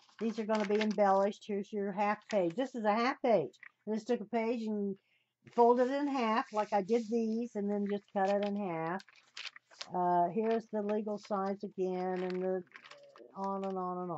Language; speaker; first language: English; native; English